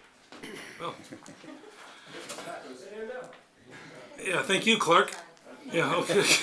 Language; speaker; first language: English; native; English